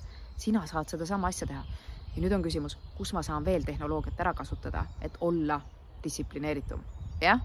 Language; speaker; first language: Estonian; native; Estonian